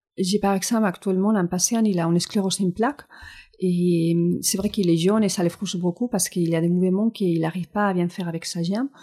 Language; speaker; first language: French; non-native, fluent; Spanish